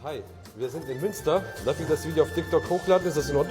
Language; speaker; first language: German; native; German